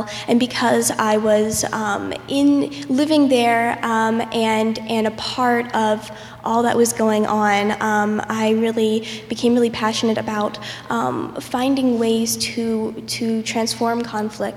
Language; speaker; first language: English; native; English